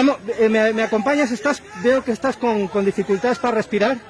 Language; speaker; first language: Spanish; native; Spanish